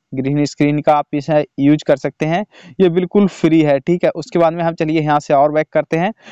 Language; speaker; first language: Hindi; native; Hindi